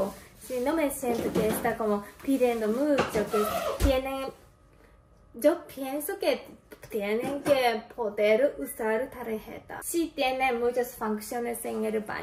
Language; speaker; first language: Spanish; non-native, learner; Japanese